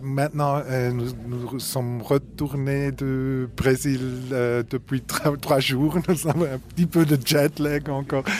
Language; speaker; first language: French; non-native, local second language; German